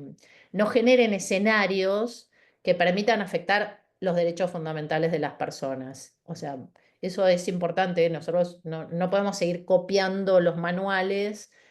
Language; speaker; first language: Spanish; native; Spanish